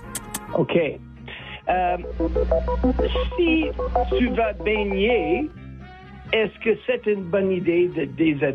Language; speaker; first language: French; non-native, learner; English